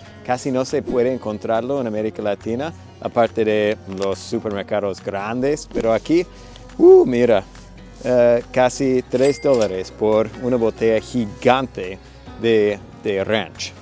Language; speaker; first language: Spanish; non-native, fluent; English